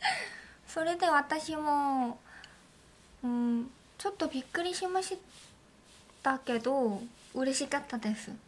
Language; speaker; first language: Japanese; non-native, learner; Korean